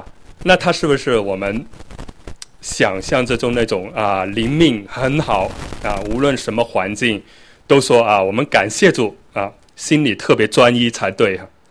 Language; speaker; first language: Chinese; native; Chinese